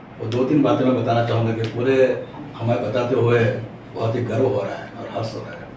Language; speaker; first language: Hindi; non-native, local second language; Gujarati